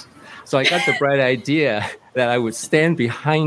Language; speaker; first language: English; early bilingual, other home language; Cantonese